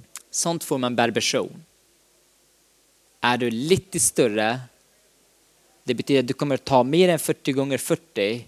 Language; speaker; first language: Swedish; non-native, fluent; Arabic